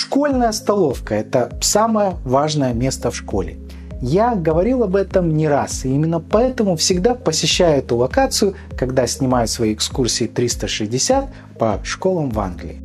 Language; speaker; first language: Russian; native; Russian